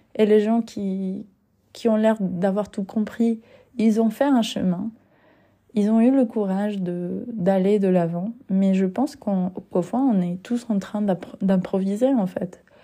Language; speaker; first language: French; non-native, fluent; Spanish